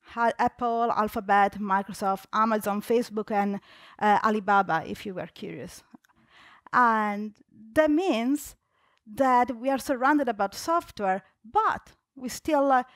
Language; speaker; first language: English; non-native, fluent; Italian